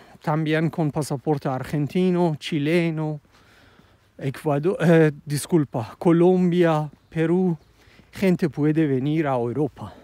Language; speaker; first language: Spanish; non-native, fluent; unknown